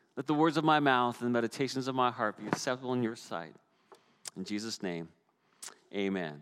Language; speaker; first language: English; native; English